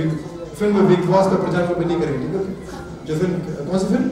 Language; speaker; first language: Hindi; native; Hindi